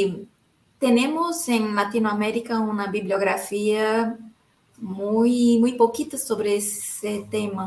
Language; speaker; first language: Spanish; non-native, fluent; Portuguese